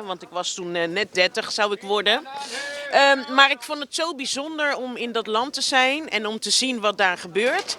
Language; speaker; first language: Dutch; native; Dutch